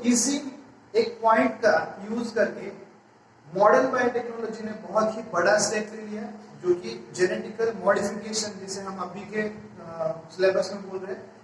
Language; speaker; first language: Hindi; non-native, local second language; Marathi